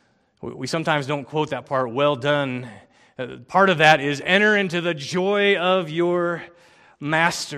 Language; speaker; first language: English; native; English